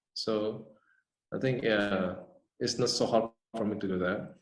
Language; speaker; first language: English; non-native, fluent; Indonesian